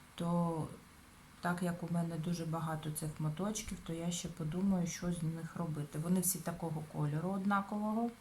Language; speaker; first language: Ukrainian; non-native, local second language; Russian